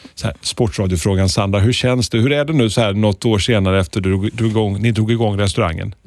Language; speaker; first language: Swedish; native; Swedish